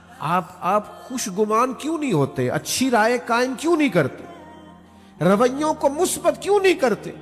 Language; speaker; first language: Urdu; non-native, local second language; Punjabi